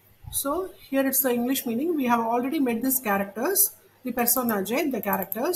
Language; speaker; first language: English; non-native, local second language; Tamil